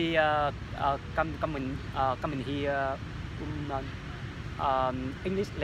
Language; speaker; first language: German; non-native, learner; Vietnamese